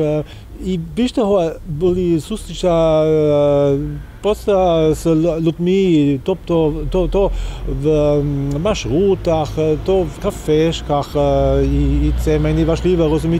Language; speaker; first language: Ukrainian; non-native, fluent; German